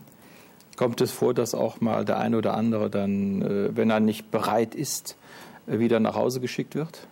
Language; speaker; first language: German; native; German